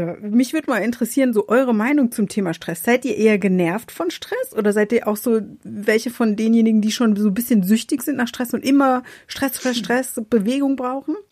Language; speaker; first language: German; native; German